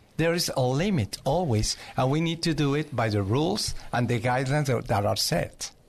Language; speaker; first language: English; non-native, fluent; Spanish